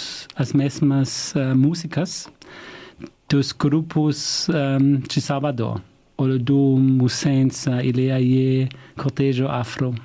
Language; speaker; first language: Portuguese; non-native, fluent; German